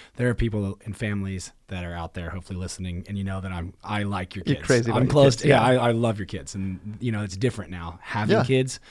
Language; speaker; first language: English; native; English